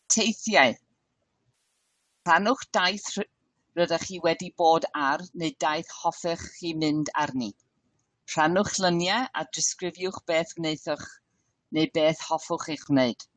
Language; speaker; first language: Welsh; non-native, learner; English